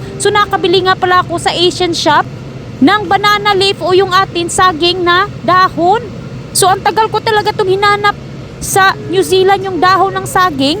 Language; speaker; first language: Filipino; non-native, local second language; Cebuano